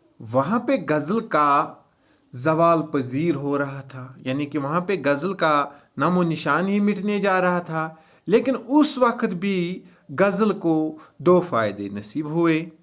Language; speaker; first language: Urdu; native; Urdu